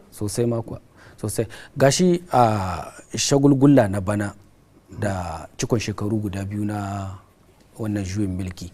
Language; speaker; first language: Hausa; native; Hausa